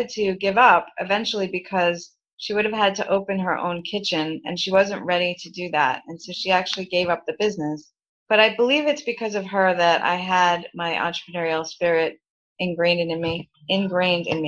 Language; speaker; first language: English; native; English